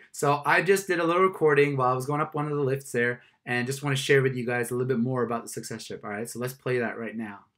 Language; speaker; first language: English; non-native, fluent; Swedish